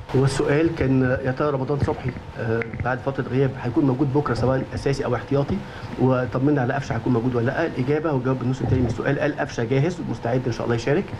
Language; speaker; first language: Arabic; native; Arabic